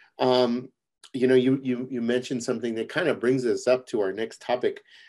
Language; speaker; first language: English; early bilingual, other home language; Spanish